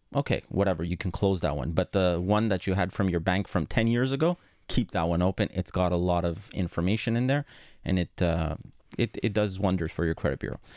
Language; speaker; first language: English; non-native, fluent; Greek